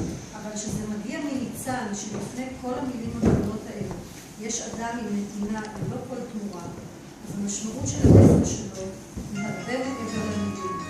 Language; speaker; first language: Hebrew; native; Hebrew